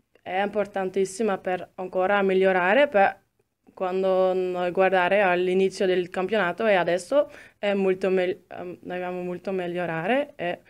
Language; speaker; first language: Italian; non-native, learner; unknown